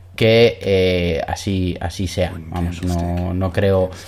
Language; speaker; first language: Spanish; native; Spanish